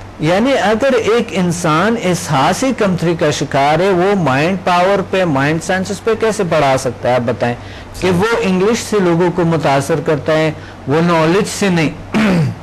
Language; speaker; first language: Urdu; non-native, local second language; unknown